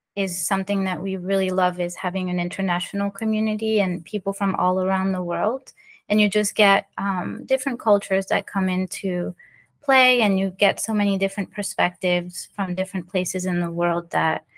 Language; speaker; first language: English; early bilingual, other home language; French